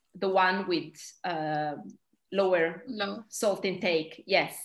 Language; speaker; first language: English; non-native, fluent; Italian